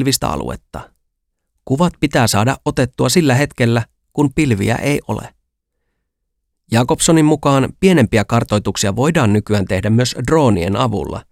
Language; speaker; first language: Finnish; native; Finnish